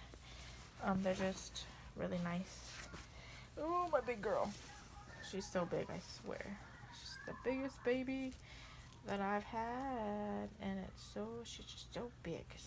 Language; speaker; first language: English; native; English